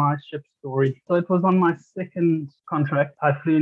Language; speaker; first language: English; native; English